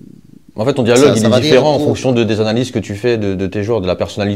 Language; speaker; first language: French; native; French